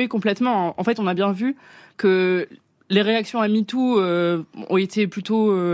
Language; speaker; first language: French; native; French